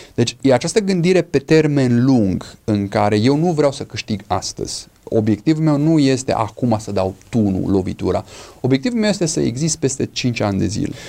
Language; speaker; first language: Romanian; non-native, fluent; English